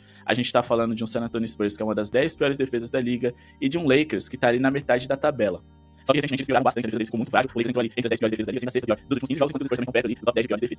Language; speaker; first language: Portuguese; native; Portuguese